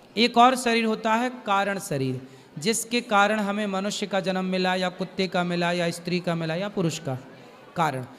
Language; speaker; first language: Hindi; native; Hindi